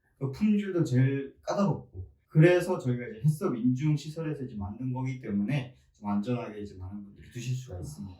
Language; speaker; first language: Korean; native; Korean